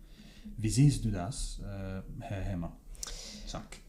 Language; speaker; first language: German; non-native, fluent; Kurdish